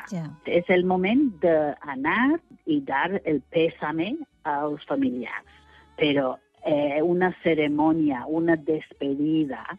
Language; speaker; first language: Catalan; non-native, fluent; English